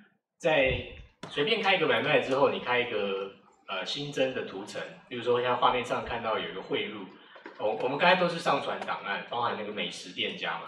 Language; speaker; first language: Chinese; native; Chinese